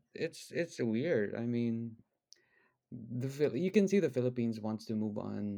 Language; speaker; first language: English; non-native, local second language; Filipino